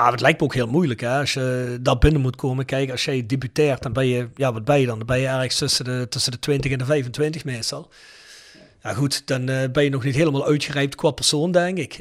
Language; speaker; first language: Dutch; native; Dutch